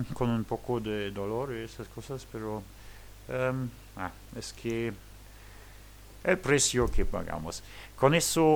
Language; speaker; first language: Spanish; non-native, learner; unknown